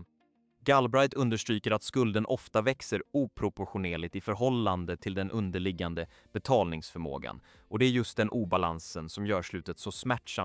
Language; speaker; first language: Swedish; native; Swedish